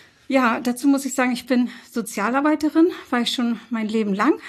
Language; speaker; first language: German; early bilingual, other home language; Turkish